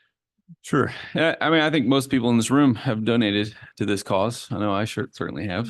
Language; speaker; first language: English; native; English